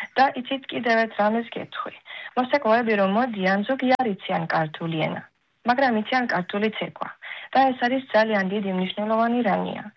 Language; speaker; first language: Georgian; early bilingual, heritage; Georgian